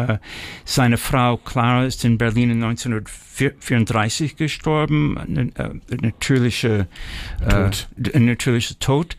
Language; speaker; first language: German; early bilingual, heritage; German